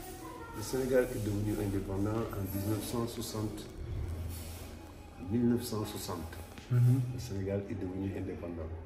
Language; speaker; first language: French; non-native, local second language; Wolof